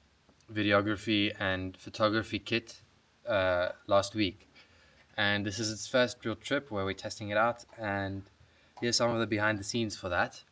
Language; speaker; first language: English; native; English